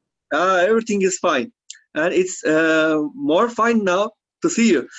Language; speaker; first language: English; non-native, fluent; Turkish